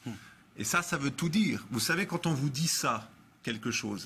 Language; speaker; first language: French; native; French